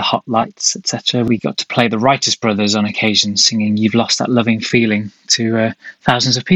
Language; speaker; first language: English; native; English